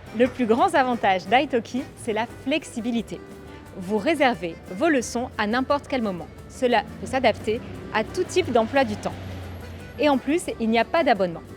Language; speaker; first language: French; native; French